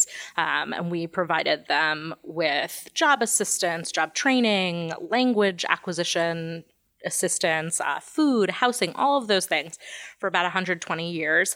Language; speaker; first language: English; native; English